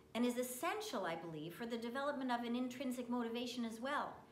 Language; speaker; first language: English; native; English